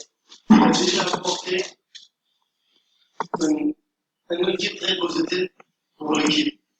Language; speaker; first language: French; non-native, learner; Arabic